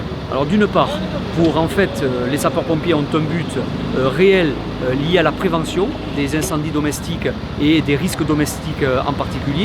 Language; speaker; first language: French; native; French